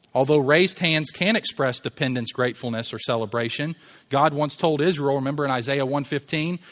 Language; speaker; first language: English; native; English